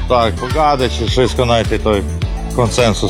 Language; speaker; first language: Polish; non-native, learner; Ukrainian